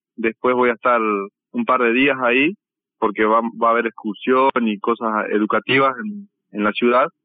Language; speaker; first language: Spanish; native; Spanish